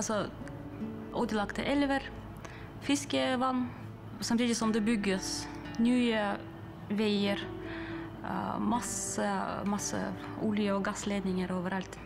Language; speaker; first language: Swedish; non-native, fluent; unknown